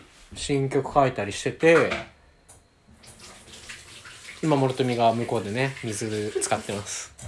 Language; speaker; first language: Japanese; native; Japanese